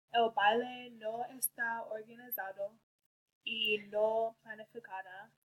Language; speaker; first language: Spanish; non-native, learner; English